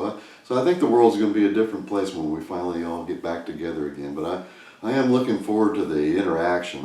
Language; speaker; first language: English; native; English